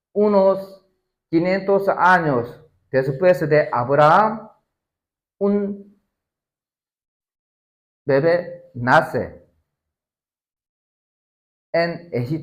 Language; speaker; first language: Spanish; non-native, learner; Korean